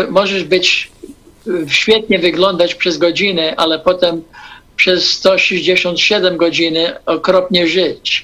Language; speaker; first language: Polish; non-native, fluent; English